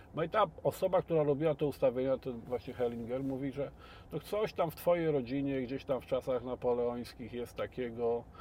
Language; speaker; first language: Polish; native; Polish